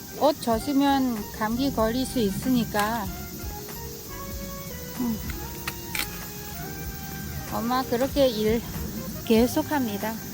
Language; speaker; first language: Korean; non-native, learner; Vietnamese